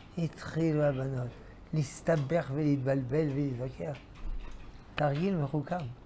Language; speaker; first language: Hebrew; non-native, fluent; French